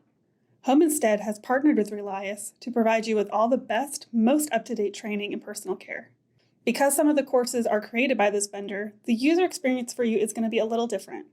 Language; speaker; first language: English; native; English